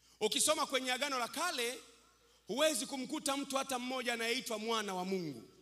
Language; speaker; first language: Swahili; native; Swahili